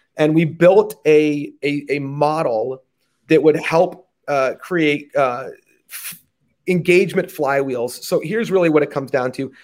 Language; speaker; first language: English; native; English